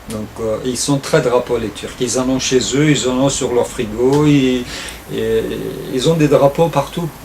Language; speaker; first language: French; non-native, fluent; Turkish